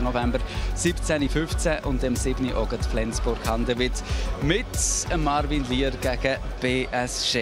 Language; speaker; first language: German; native; German